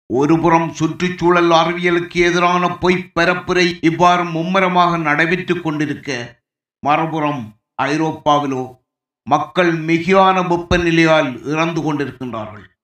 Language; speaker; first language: Tamil; native; Tamil